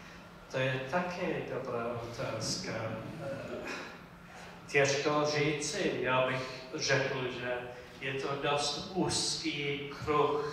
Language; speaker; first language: Czech; non-native, fluent; English